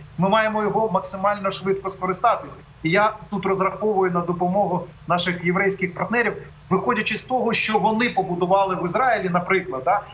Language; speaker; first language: Ukrainian; native; Ukrainian